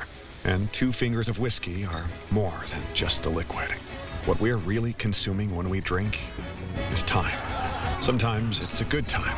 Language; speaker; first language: English; native; English